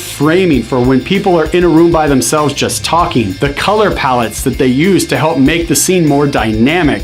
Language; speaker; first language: English; native; English